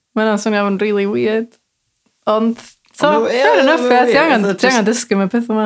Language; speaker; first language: Welsh; native; Welsh